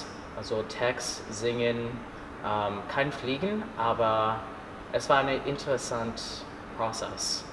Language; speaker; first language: German; non-native, learner; English